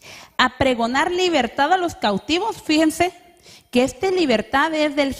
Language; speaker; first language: Spanish; native; Spanish